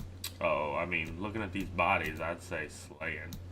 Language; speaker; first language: English; native; English